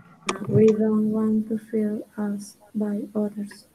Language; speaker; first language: English; non-native, learner; Spanish